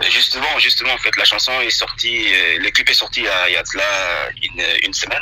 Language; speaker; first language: French; non-native, local second language; Lingala